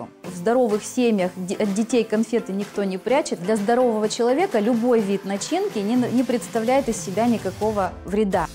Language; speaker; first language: Russian; native; Russian